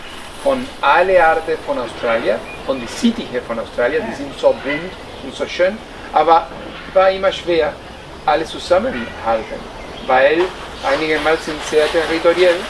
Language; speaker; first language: German; non-native, fluent; Spanish